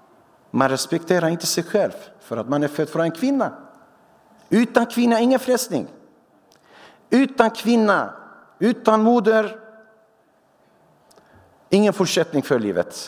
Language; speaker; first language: Swedish; non-native, fluent; Syriac